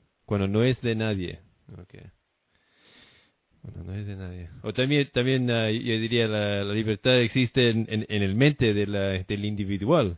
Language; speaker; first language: Spanish; non-native, fluent; English